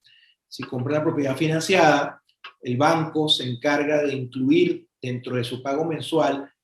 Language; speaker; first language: Spanish; native; Spanish